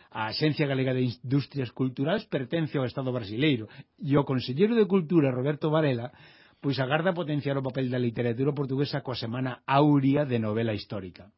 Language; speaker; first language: Galician; native; Galician